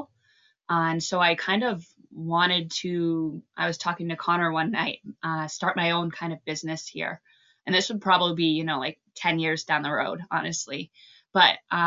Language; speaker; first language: English; native; English